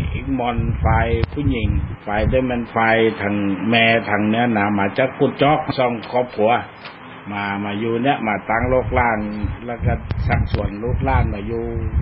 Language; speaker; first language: Thai; non-native, local second language; Lao